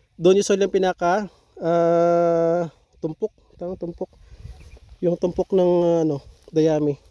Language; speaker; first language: Filipino; non-native, local second language; Hiligaynon